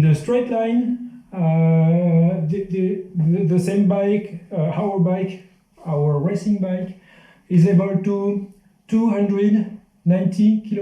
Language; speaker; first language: English; non-native, learner; French